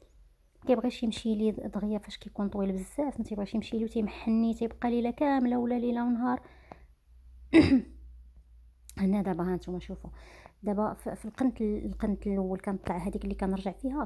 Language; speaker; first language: Arabic; native; Arabic